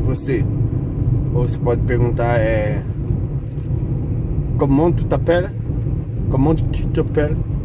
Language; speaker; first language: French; non-native, learner; Portuguese